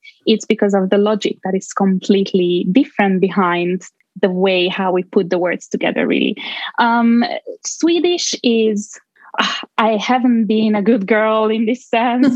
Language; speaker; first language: English; non-native, fluent; Hungarian